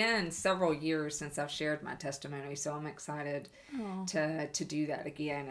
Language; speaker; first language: English; native; English